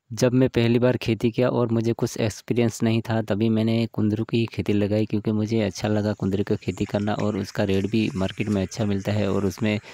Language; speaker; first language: Hindi; non-native, local second language; Gujarati